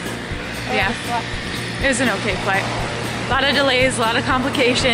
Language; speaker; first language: English; native; English